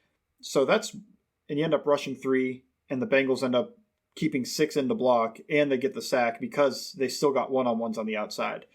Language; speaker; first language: English; native; English